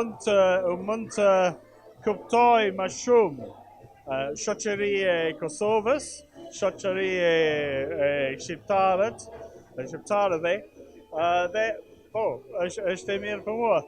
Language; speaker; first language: Albanian; non-native, learner; English